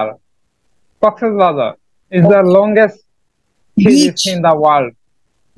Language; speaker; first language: English; non-native, learner; Bangla